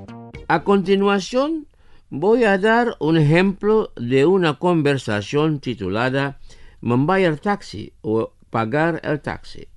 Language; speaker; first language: Spanish; non-native, fluent; Indonesian